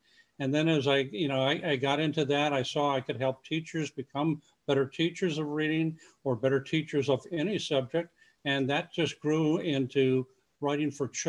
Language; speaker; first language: English; native; English